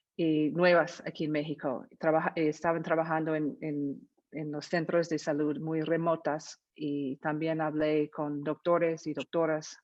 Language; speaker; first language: Spanish; non-native, fluent; English